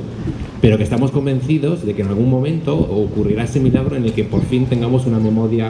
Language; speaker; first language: Spanish; native; Spanish